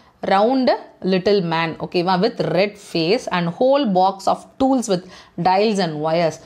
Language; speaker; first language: English; non-native, local second language; Tamil